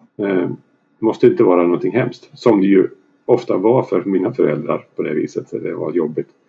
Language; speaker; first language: Swedish; native; Swedish